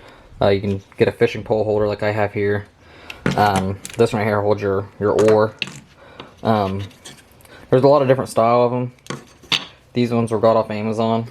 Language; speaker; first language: English; native; English